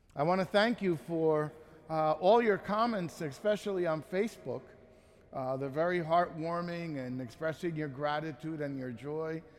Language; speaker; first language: English; native; English